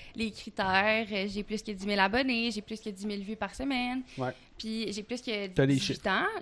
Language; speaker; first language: French; native; French